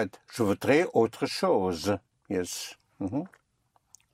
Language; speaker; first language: French; non-native, fluent; English